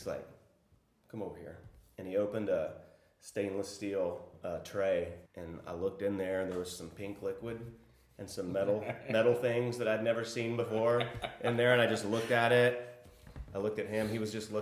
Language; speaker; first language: English; native; English